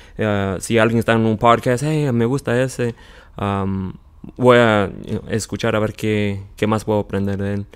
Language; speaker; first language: Spanish; early bilingual, heritage; Spanish